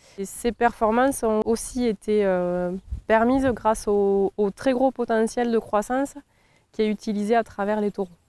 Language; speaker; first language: French; native; French